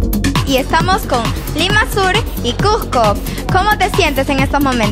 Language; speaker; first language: Spanish; native; Spanish